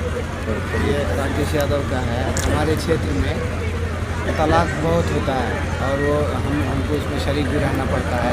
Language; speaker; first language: Hindi; native; Hindi